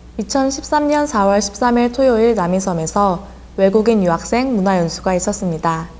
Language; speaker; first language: Korean; native; Korean